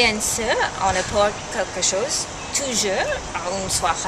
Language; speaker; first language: French; non-native, learner; English